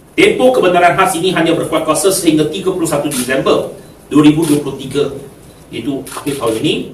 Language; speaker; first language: Malay; non-native, local second language; Chinese